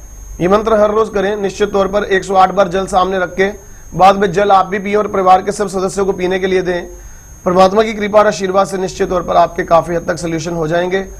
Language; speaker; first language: Hindi; native; Hindi